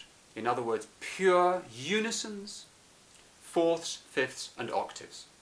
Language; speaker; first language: English; native; English